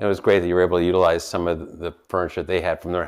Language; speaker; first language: English; native; English